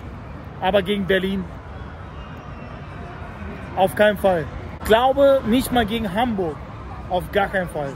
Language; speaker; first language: German; native; German